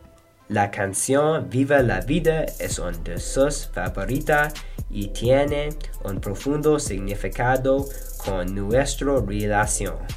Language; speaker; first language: Spanish; non-native, learner; English